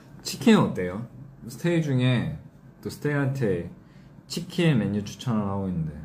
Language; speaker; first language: Korean; early bilingual, heritage; English